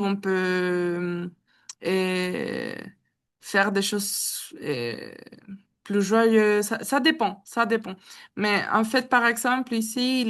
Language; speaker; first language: French; non-native, learner; Spanish